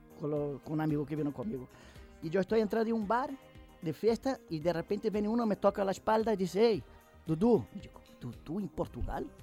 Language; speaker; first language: Spanish; non-native, fluent; Portuguese